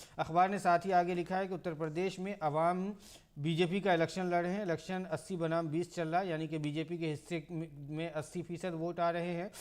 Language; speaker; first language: Urdu; native; Urdu